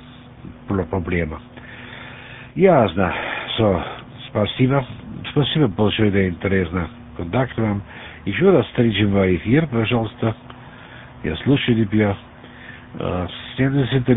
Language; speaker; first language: Russian; non-native, learner; German